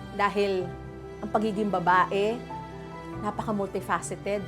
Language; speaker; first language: Filipino; native; Filipino